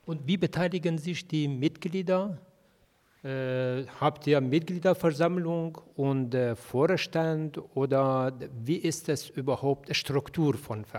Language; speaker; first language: German; non-native, fluent; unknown